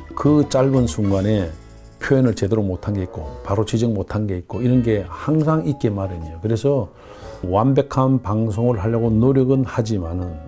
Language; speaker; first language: Korean; native; Korean